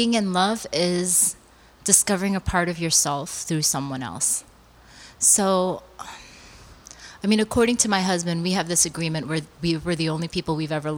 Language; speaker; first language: English; early bilingual, other home language; Korean